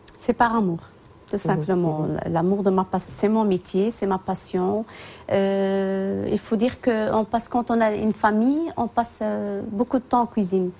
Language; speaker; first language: French; non-native, local second language; Tachelhit